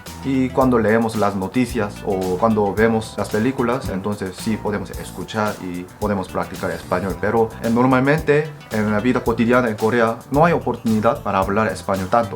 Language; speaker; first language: Spanish; non-native, fluent; Korean